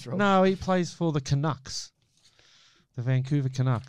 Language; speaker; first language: English; native; English